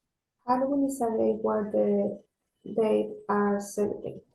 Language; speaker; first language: English; non-native, learner; Spanish